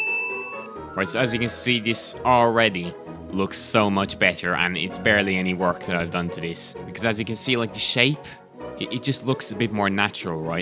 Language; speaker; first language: English; native; English